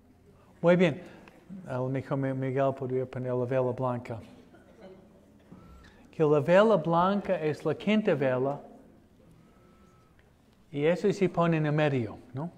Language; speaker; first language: Spanish; non-native, fluent; English